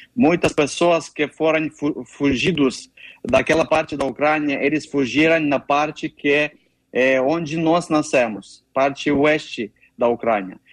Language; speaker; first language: Portuguese; non-native, learner; Ukrainian